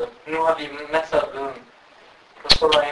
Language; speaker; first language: Danish; early bilingual, other home language; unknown